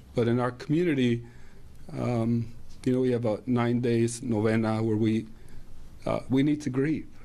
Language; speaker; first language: English; early bilingual, other home language; Spanish